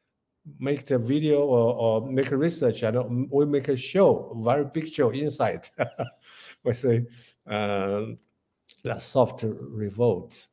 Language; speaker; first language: English; non-native, learner; Chinese